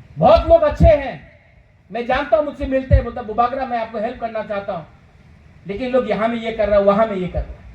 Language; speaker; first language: Hindi; non-native, local second language; Bangla